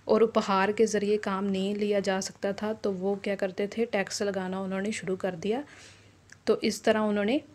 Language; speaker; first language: Hindi; non-native, local second language; Punjabi